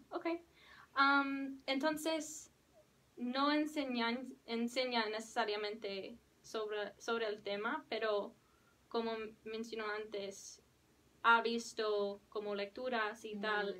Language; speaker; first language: Spanish; non-native, learner; English